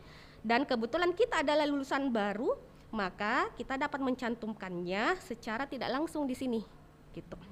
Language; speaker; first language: Indonesian; native; Indonesian